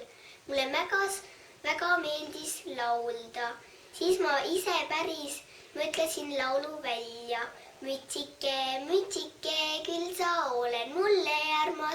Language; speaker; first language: Estonian; early bilingual, heritage; Estonian